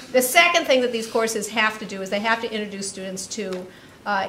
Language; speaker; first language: English; native; English